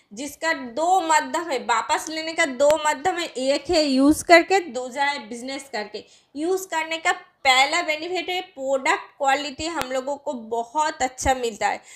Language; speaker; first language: Hindi; non-native, local second language; Bangla